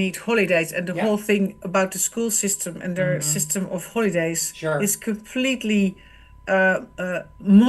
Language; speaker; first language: English; non-native, fluent; Dutch